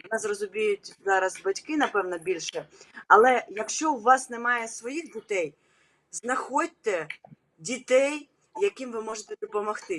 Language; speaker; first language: Ukrainian; non-native, local second language; Russian